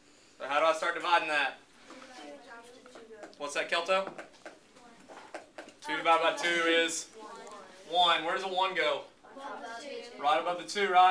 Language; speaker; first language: English; native; English